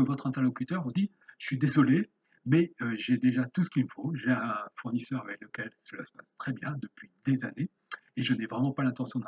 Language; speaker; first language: French; native; French